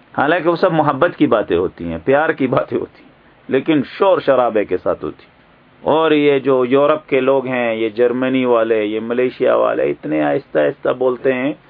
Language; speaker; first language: Urdu; native; Urdu